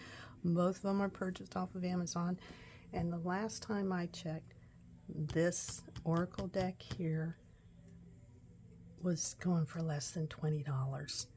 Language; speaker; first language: English; native; English